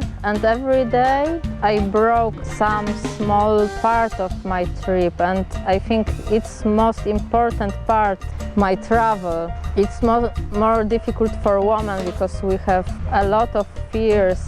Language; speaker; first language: English; non-native, fluent; Polish